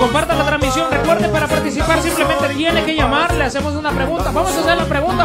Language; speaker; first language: Spanish; native; Spanish